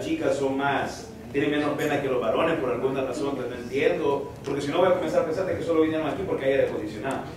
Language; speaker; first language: Spanish; native; Spanish